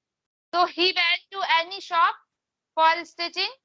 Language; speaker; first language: English; non-native, learner; Hindi